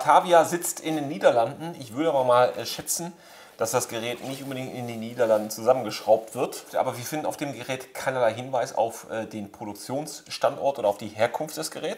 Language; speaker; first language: German; native; German